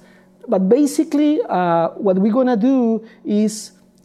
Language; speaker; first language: English; non-native, learner; Spanish